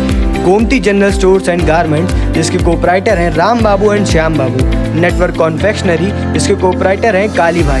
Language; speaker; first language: Hindi; native; Hindi